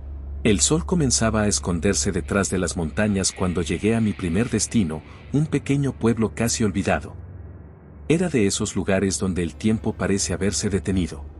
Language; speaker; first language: Spanish; native; Spanish